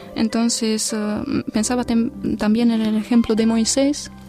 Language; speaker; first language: Spanish; non-native, fluent; Romanian